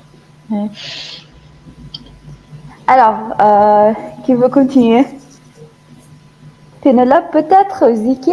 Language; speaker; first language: French; non-native, fluent; Arabic